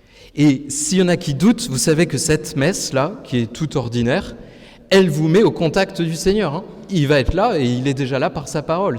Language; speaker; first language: French; native; French